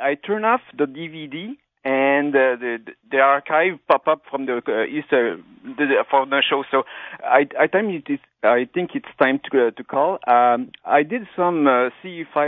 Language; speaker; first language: English; non-native, fluent; French